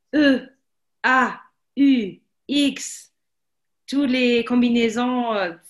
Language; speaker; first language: French; non-native, fluent; German